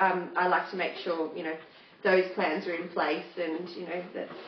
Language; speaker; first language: English; native; English